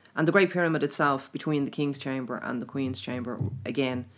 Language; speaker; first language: English; native; English